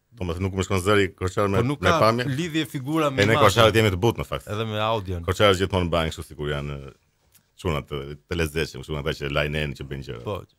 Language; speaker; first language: Albanian; native; Albanian